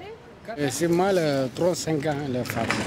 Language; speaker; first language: French; non-native, learner; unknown